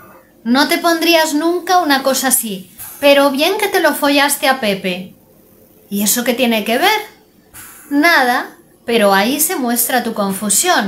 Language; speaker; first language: Spanish; native; Spanish